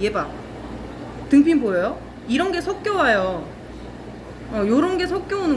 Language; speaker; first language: Korean; native; Korean